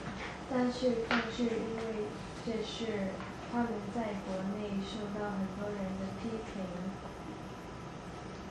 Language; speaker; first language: Chinese; non-native, learner; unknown